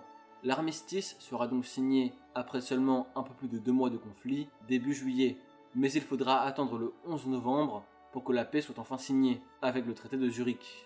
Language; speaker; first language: French; native; French